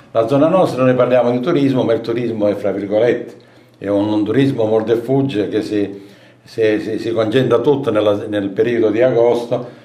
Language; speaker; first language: Italian; native; Italian